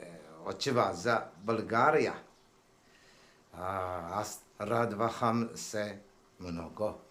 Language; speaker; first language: Bulgarian; non-native, learner; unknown